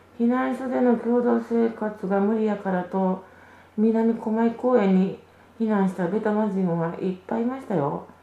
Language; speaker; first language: Japanese; early bilingual, other home language; Vietnamese